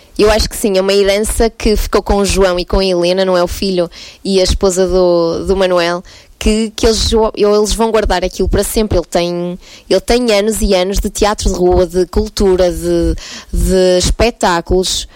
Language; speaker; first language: Portuguese; native; Portuguese